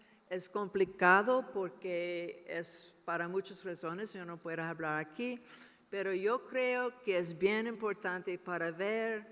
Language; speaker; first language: Spanish; non-native, learner; English